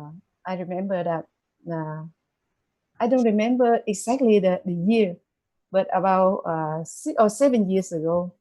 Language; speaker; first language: English; non-native, learner; Vietnamese